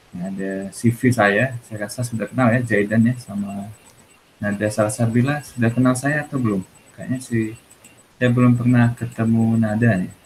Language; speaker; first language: Indonesian; native; Indonesian